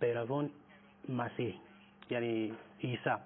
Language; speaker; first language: Persian; non-native, fluent; Nyanja